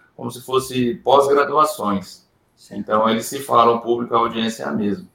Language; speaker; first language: Portuguese; native; Portuguese